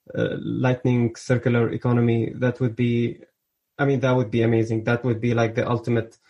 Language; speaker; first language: English; early bilingual, other home language; Arabic